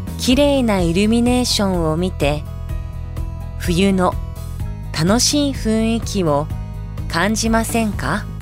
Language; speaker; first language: Japanese; native; Japanese